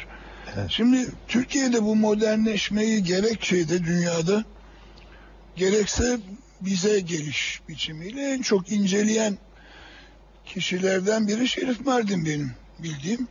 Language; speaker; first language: Turkish; native; Turkish